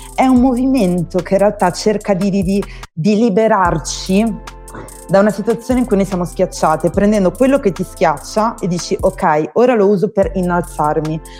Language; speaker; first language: Italian; native; Italian